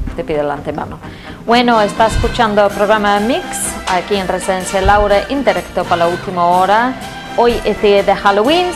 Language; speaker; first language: Spanish; non-native, learner; English